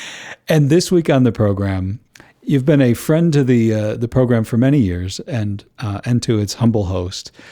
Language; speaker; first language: English; native; English